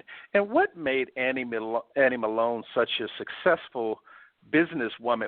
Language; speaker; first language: English; native; English